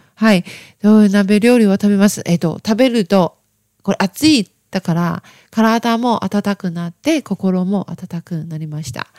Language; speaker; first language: Japanese; non-native, learner; Chinese